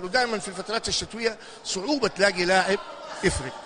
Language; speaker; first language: Arabic; native; Arabic